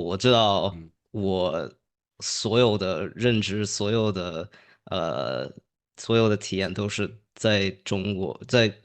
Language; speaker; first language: Chinese; early bilingual, heritage; English